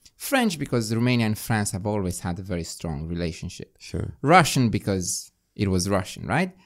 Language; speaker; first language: English; non-native, fluent; Romanian